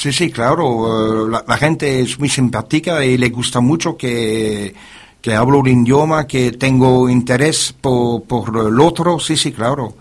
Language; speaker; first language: Spanish; non-native, learner; French